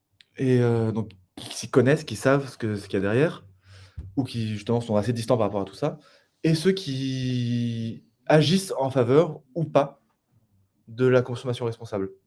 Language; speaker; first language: French; native; French